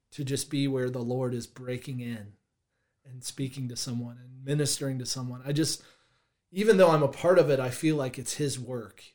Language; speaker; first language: English; native; English